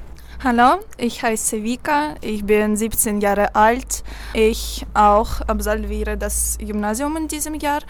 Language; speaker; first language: German; non-native, learner; Russian